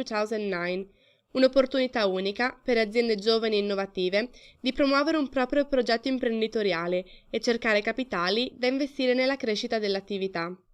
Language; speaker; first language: Italian; native; Italian